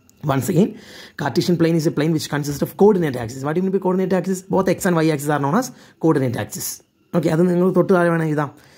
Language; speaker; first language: English; non-native, local second language; Malayalam